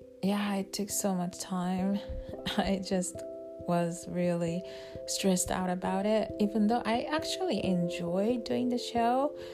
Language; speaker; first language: English; non-native, fluent; Japanese